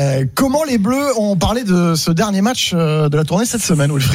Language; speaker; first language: French; native; French